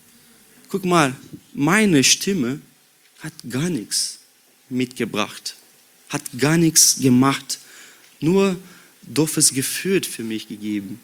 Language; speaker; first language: German; non-native, learner; Portuguese